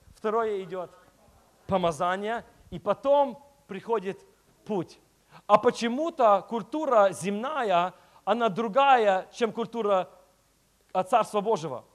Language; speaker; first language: Russian; early bilingual, heritage; Russian